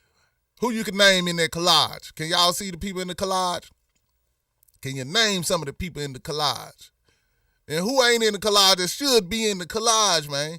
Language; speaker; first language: English; native; English